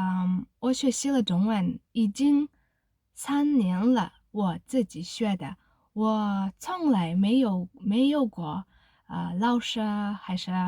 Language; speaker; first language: Chinese; non-native, learner; Kazakh